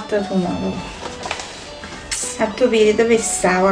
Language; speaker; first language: English; non-native, learner; Thai